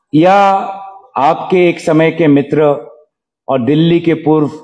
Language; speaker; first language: Hindi; non-native, local second language; Assamese